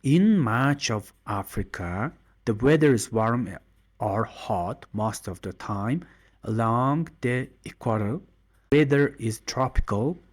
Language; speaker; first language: English; non-native, learner; Mongolian